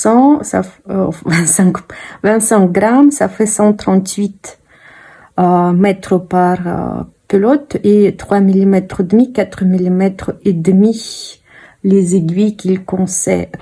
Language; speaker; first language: French; non-native, fluent; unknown